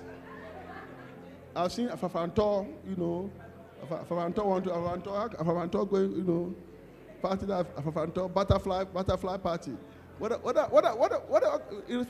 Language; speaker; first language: English; non-native, local second language; Akan